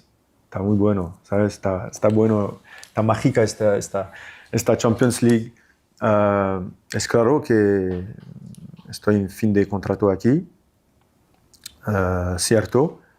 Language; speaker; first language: Spanish; non-native, fluent; French